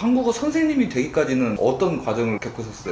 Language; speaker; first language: Korean; native; Korean